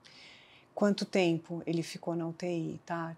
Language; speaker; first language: Portuguese; native; Portuguese